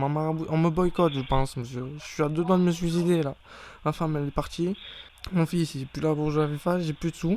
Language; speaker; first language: French; native; French